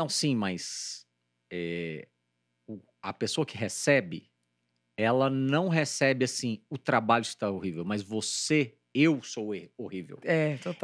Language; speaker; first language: Portuguese; native; Portuguese